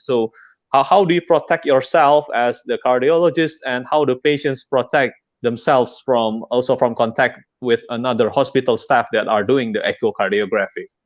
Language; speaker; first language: English; non-native, fluent; Indonesian